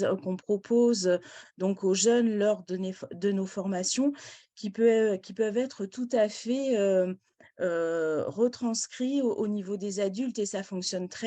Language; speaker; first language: French; native; French